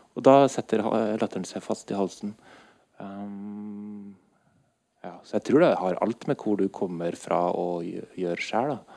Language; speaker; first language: Norwegian; native; Norwegian